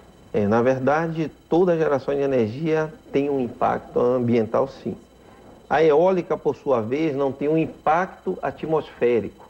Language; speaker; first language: Portuguese; native; Portuguese